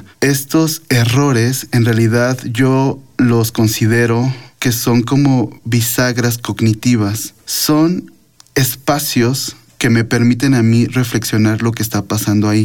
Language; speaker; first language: Spanish; native; Spanish